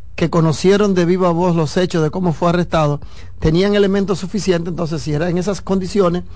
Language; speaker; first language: Spanish; native; Spanish